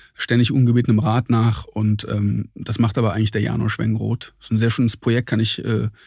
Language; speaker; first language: German; native; German